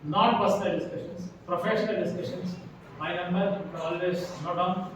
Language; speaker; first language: English; non-native, local second language; Kannada